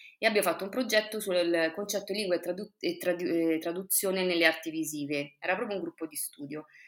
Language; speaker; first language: Italian; native; Italian